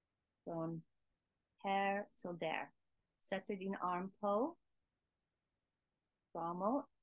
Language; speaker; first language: Swedish; non-native, learner; English